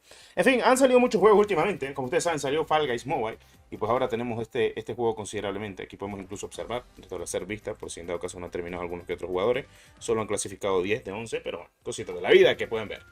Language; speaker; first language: Spanish; native; Spanish